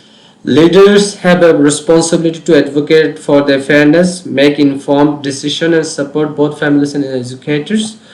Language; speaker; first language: English; non-native, local second language; Bangla